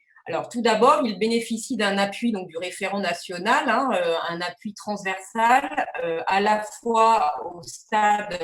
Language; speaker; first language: French; native; French